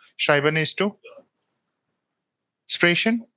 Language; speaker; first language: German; non-native, fluent; Telugu